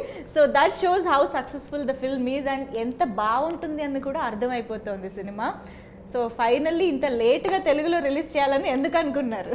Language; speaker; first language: Telugu; native; Telugu